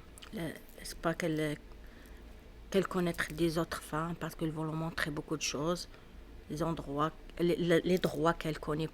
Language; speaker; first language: French; non-native, learner; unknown